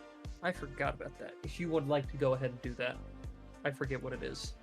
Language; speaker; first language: English; native; English